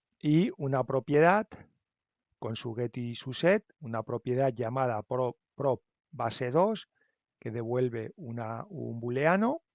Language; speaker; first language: Spanish; native; Spanish